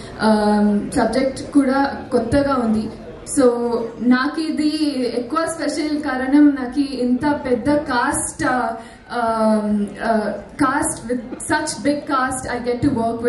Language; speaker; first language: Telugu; non-native, learner; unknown